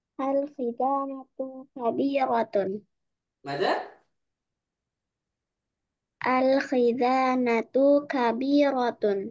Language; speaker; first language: Arabic; non-native, learner; Indonesian